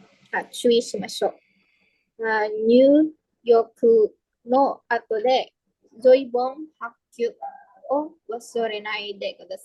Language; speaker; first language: Japanese; non-native, learner; Filipino